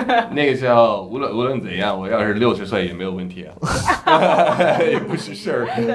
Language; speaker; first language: Chinese; non-native, fluent; English